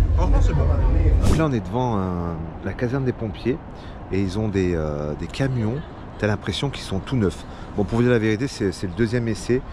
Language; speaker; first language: French; native; French